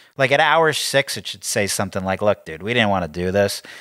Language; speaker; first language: English; native; English